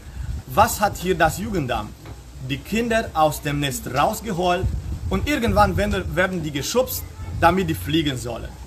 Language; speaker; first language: German; non-native, fluent; Romanian